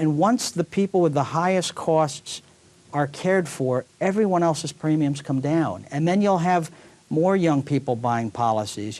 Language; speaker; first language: English; native; English